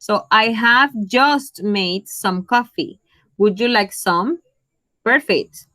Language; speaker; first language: English; non-native, fluent; Spanish